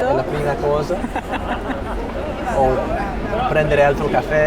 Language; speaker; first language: Italian; non-native, learner; English